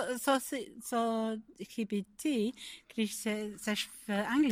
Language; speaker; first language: Czech; non-native, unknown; English